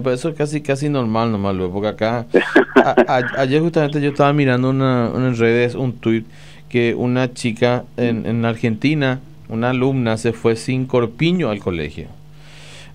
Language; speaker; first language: Spanish; native; Spanish